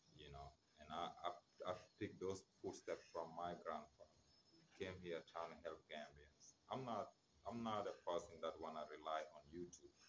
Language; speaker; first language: English; non-native, local second language; Wolof